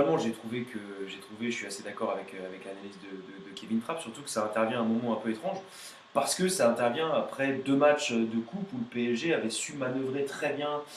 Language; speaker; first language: French; native; French